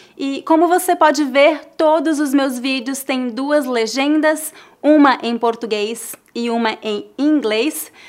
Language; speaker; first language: Portuguese; native; Portuguese